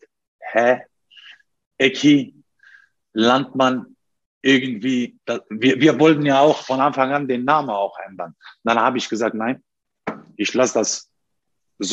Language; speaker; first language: German; non-native, learner; Turkish